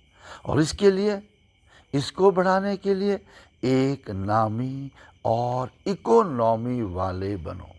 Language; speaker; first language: Hindi; native; Hindi